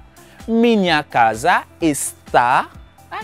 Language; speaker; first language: Portuguese; non-native, fluent; Haitian Creole